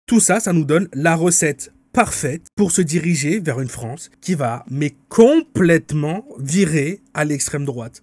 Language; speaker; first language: French; native; French